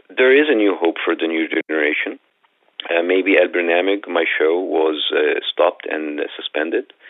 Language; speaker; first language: English; non-native, fluent; Arabic